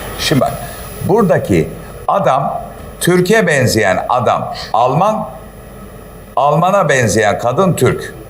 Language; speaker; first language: Turkish; native; Turkish